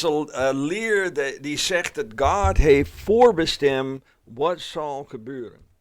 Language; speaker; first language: Dutch; non-native, fluent; English